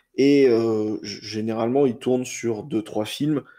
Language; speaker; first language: French; native; French